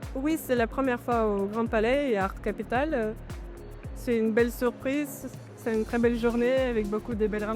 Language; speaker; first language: French; non-native, fluent; Romanian